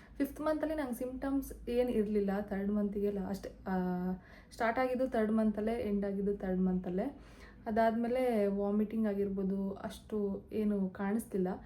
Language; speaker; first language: Kannada; native; Kannada